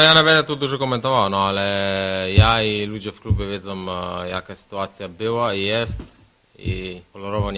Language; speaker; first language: Polish; non-native, fluent; Slovenian